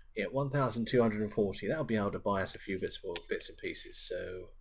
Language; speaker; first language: English; native; English